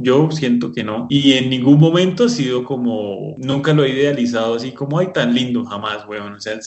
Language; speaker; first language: Spanish; native; Spanish